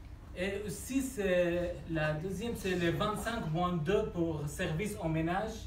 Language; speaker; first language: French; non-native, learner; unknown